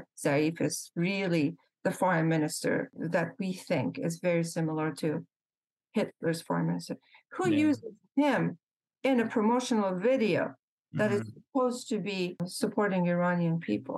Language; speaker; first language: English; non-native, fluent; Persian